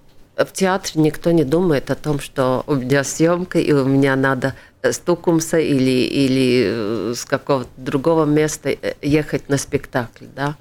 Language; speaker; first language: Russian; non-native, local second language; Latvian